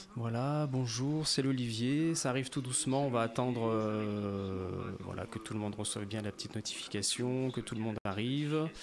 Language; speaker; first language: French; native; French